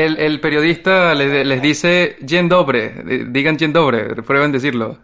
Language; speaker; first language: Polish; non-native, fluent; Spanish